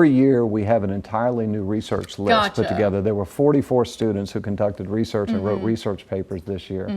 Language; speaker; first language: English; native; English